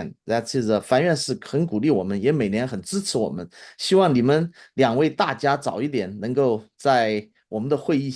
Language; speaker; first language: Chinese; native; Chinese